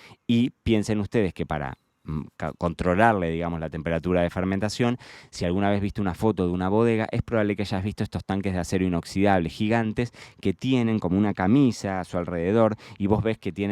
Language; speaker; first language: Spanish; native; Spanish